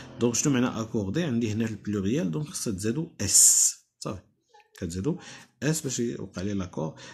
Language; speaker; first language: French; non-native, local second language; Arabic